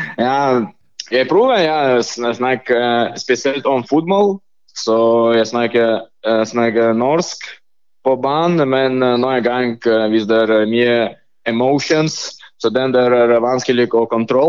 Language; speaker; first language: Norwegian; non-native, learner; Lithuanian